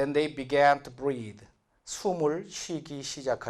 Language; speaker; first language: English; non-native, fluent; Korean